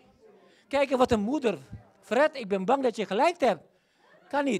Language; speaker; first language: Dutch; non-native, fluent; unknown